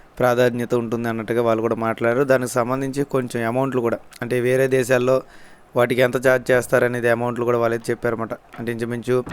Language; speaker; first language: Telugu; native; Telugu